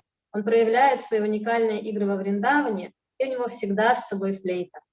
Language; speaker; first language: Russian; native; Russian